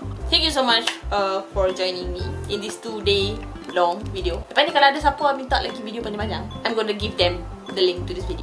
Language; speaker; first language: English; non-native, local second language; Malay